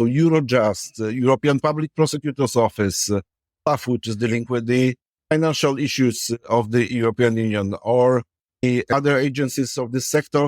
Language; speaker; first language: English; non-native, fluent; Polish